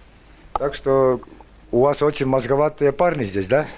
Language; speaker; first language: Russian; non-native, fluent; Estonian